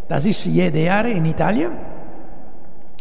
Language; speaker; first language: German; non-native, fluent; Italian